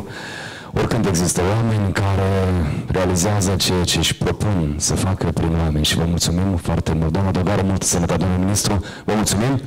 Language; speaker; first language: Romanian; native; Romanian